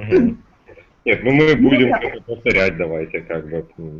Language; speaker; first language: Russian; native; Russian